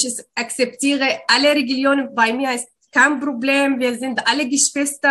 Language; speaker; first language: German; non-native, learner; Arabic